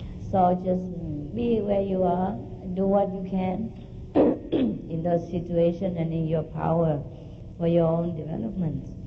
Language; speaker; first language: English; non-native, fluent; Vietnamese